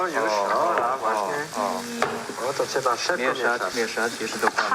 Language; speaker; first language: Polish; non-native, learner; Chinese